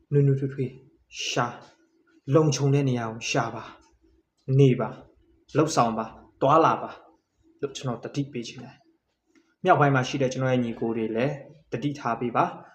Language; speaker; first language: Burmese; native; Burmese